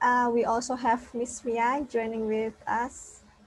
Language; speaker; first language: English; non-native, fluent; Indonesian